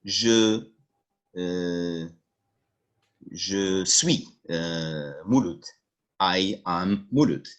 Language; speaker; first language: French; non-native, local second language; Arabic